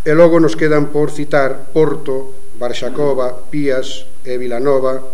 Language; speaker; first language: Spanish; non-native, local second language; Galician